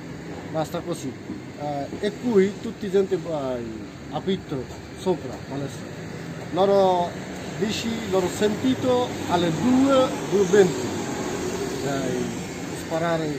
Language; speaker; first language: Italian; non-native, learner; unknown